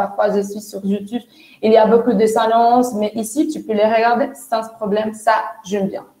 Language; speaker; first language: French; non-native, fluent; Spanish